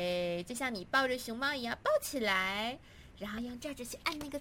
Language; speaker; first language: Chinese; native; Chinese